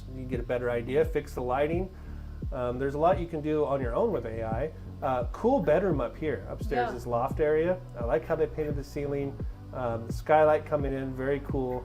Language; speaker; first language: English; native; English